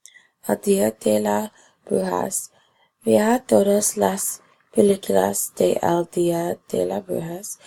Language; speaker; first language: Spanish; non-native, learner; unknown